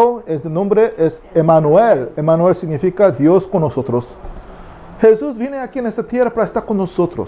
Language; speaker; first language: Spanish; non-native, learner; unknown